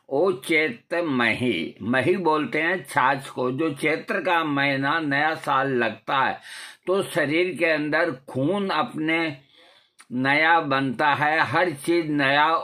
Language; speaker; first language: Hindi; non-native, local second language; Marwari